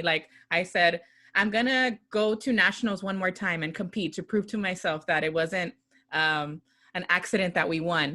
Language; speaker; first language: English; native; English